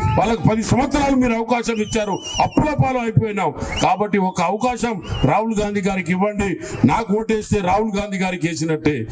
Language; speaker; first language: Telugu; non-native, local second language; Lambadi